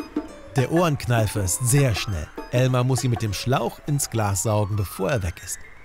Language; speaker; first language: German; native; German